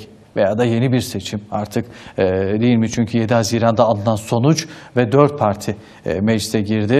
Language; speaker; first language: Turkish; native; Turkish